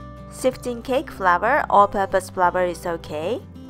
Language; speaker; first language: English; non-native, fluent; Japanese